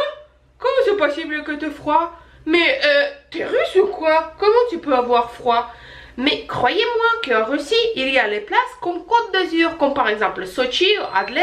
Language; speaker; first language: French; non-native, fluent; Russian